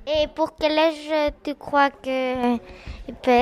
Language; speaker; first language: French; non-native, learner; Spanish